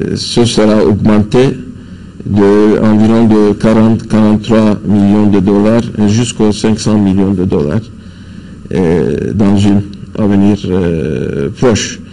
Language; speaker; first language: French; non-native, fluent; Turkish